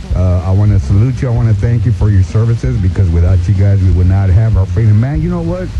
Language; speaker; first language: English; early bilingual, other home language; Spanish